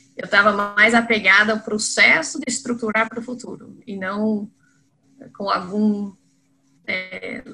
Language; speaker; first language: Portuguese; non-native, fluent; English